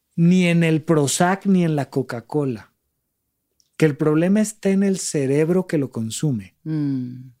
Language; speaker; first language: Spanish; native; Spanish